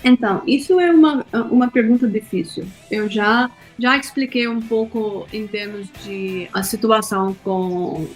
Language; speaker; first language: Portuguese; non-native, fluent; Hindi